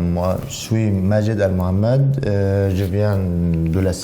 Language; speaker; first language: French; non-native, learner; Arabic